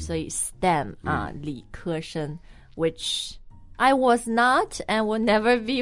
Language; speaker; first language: English; non-native, fluent; Chinese